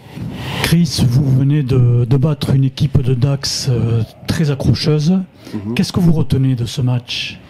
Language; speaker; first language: French; native; French